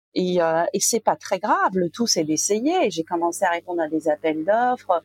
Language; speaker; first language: French; non-native, local second language; Arabic